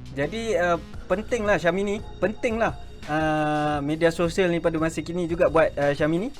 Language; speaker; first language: Malay; native; Malay